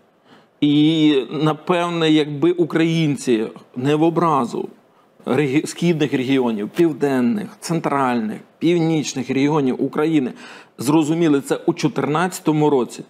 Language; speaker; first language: Ukrainian; native; Ukrainian